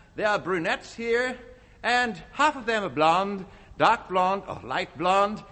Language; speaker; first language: English; non-native, fluent; Dutch